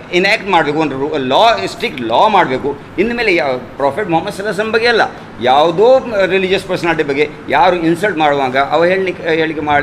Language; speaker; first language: Kannada; non-native, local second language; Konkani